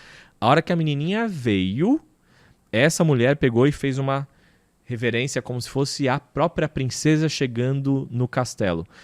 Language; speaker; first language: Portuguese; native; Portuguese